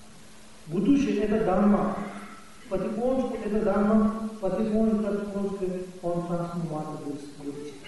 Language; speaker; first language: Russian; non-native, learner; Tibetan